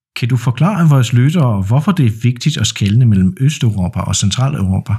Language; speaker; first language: Danish; non-native, fluent; Polish